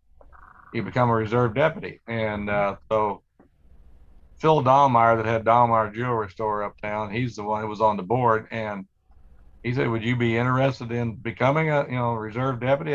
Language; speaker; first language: English; native; English